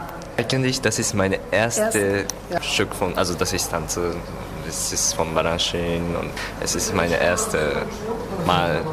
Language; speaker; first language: German; non-native, learner; Japanese